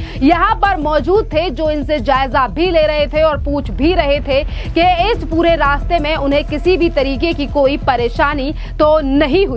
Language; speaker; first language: Hindi; native; Hindi